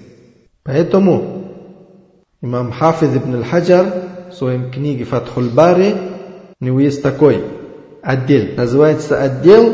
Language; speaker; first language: Russian; non-native, learner; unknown